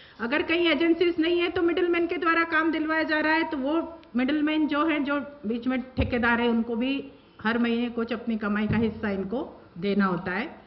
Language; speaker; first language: Hindi; native; Hindi